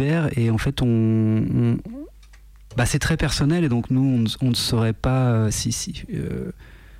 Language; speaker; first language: French; native; French